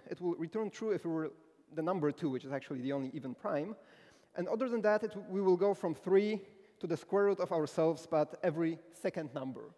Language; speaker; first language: English; non-native, fluent; Polish